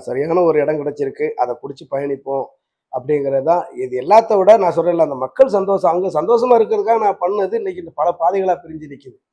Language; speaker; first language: Tamil; native; Tamil